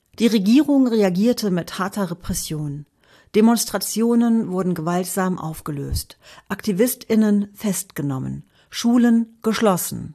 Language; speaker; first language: German; native; German